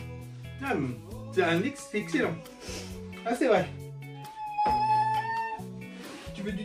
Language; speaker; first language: French; native; French